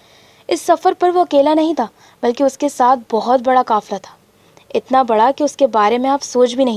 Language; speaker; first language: Urdu; native; Urdu